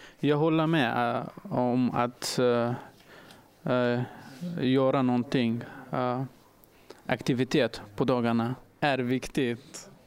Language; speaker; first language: Swedish; non-native, fluent; Persian